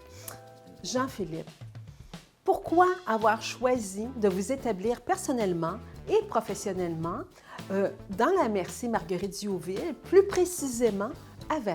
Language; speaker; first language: French; native; French